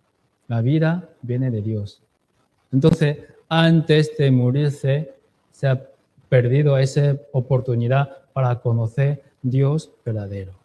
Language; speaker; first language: Spanish; non-native, fluent; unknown